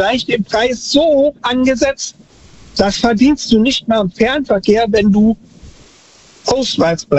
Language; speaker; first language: German; native; German